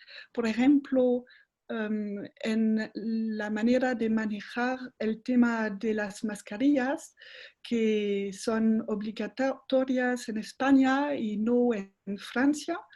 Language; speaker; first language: Spanish; non-native, fluent; French